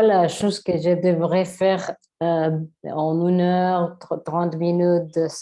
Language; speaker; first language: French; non-native, learner; Spanish